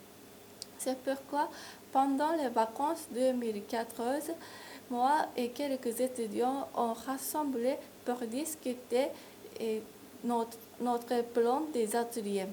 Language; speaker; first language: French; non-native, fluent; Japanese